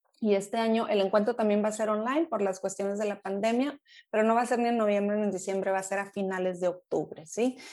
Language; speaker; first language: Spanish; native; Spanish